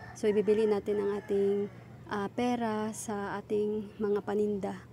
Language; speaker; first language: Filipino; non-native, local second language; Cebuano